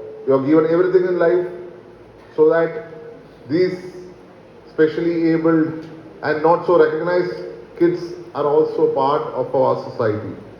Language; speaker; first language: English; non-native, local second language; Malayalam